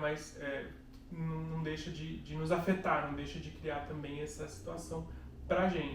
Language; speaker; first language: Portuguese; native; Portuguese